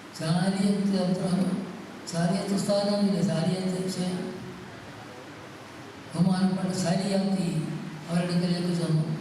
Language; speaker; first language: Malayalam; native; Malayalam